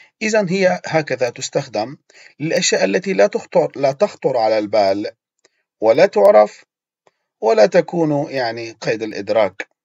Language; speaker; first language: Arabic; non-native, fluent; Turkish